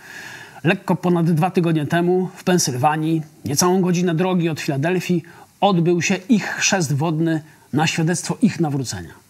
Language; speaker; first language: Polish; native; Polish